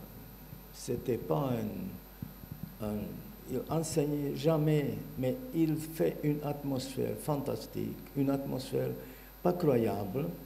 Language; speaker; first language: French; non-native, learner; Bulgarian